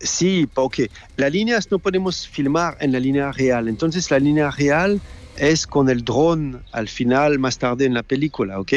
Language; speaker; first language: Spanish; non-native, fluent; French